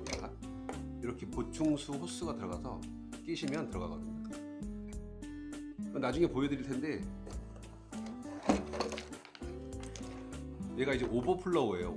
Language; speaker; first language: Korean; native; Korean